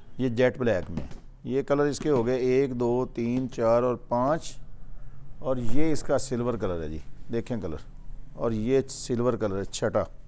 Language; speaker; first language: Urdu; non-native, local second language; Punjabi